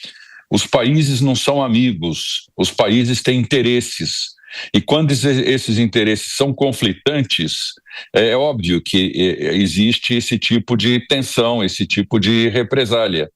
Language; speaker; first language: Portuguese; native; Portuguese